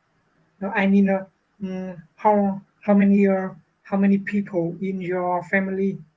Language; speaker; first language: English; non-native, learner; Vietnamese